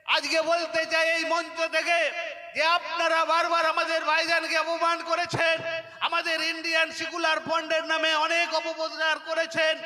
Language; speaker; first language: Bangla; non-native, local second language; Santali